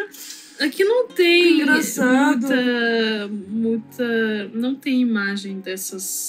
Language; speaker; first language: Portuguese; non-native, fluent; Russian